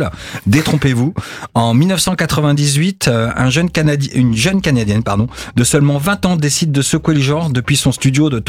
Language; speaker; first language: French; native; French